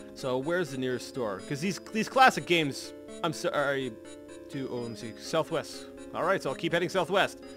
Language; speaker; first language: English; native; English